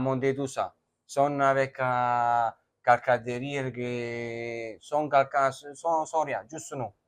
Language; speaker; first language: French; non-native, learner; Italian